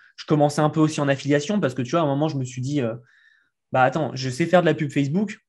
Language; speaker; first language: French; native; French